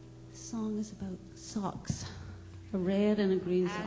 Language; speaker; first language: English; native; English